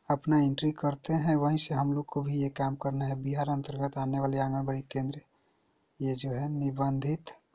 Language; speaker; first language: Hindi; native; Hindi